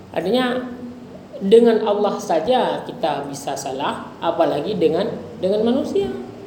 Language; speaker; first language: Indonesian; non-native, local second language; Achinese